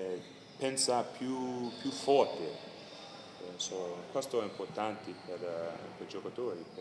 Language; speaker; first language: Italian; non-native, learner; English